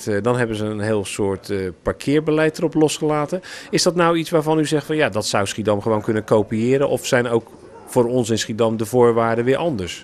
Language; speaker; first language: Dutch; native; Dutch